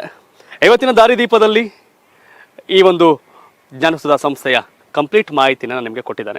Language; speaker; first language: Kannada; native; Kannada